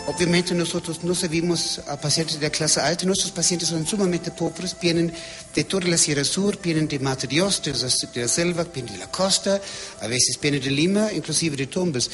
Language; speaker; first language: Spanish; non-native, fluent; German